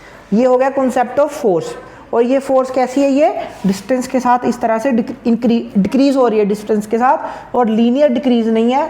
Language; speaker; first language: Hindi; non-native, local second language; Punjabi